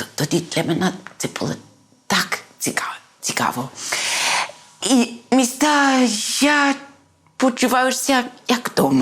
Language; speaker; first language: Ukrainian; early bilingual, heritage; English